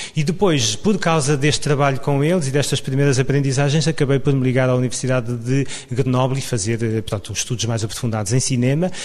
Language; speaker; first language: Portuguese; native; Portuguese